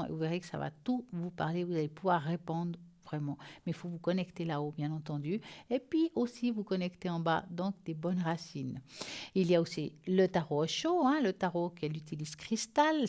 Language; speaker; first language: French; native; French